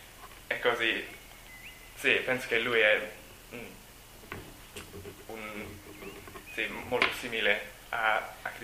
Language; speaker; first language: Italian; non-native, learner; English